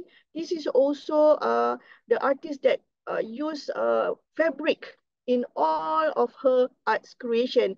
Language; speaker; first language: English; non-native, local second language; Malay